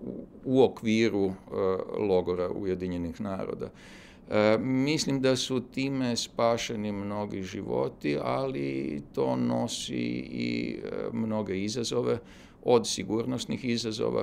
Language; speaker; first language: Serbian; native; Serbian